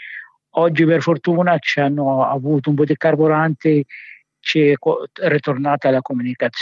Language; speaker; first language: Italian; non-native, fluent; Arabic